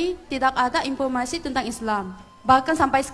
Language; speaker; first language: Indonesian; non-native, fluent; Korean